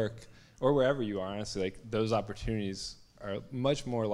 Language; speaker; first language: English; native; English